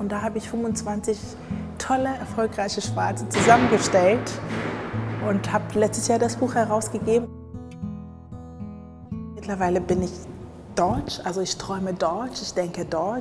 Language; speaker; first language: German; early bilingual, other home language; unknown